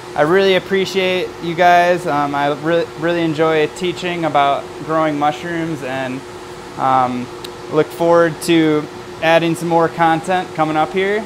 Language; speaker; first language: English; native; English